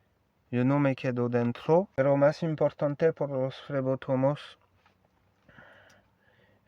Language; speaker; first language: Spanish; non-native, learner; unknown